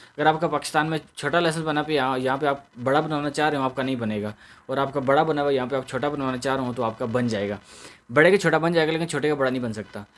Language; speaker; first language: Urdu; non-native, local second language; Punjabi